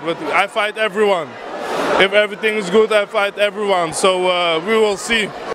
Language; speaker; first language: English; non-native, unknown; Dutch